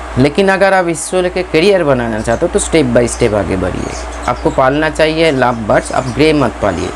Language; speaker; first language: Hindi; non-native, local second language; Bangla